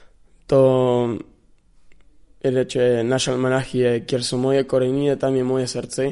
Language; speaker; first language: Slovenian; early bilingual, heritage; Slovenian